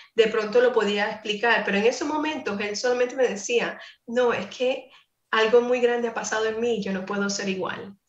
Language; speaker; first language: Spanish; non-native, fluent; English